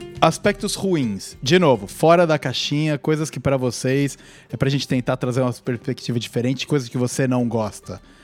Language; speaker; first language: Portuguese; native; Portuguese